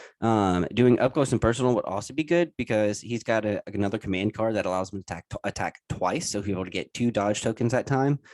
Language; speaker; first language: English; native; English